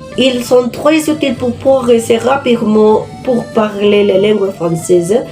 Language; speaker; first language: French; non-native, learner; Spanish